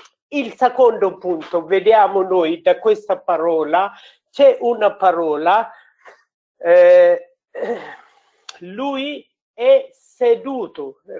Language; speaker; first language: Italian; non-native, learner; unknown